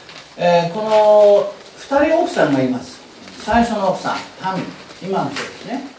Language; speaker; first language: Japanese; native; Japanese